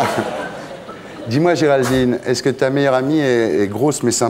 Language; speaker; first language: French; native; French